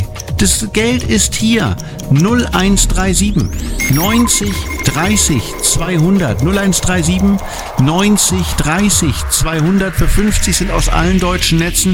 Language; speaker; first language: German; native; German